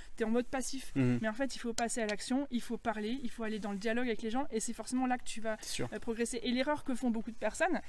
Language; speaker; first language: French; native; French